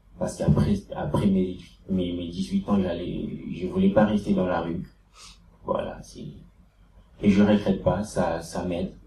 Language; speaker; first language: French; early bilingual, other home language; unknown